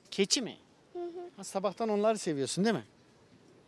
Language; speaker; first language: Turkish; native; Turkish